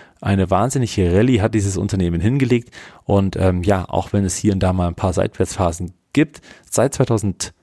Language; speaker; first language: German; native; German